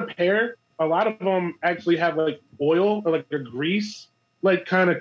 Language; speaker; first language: English; native; English